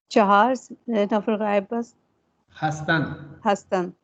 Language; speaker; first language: Persian; non-native, learner; Urdu